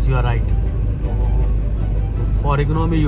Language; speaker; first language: English; non-native, local second language; Hindi